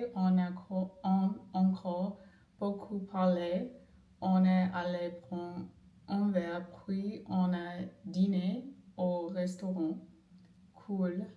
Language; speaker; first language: French; non-native, learner; English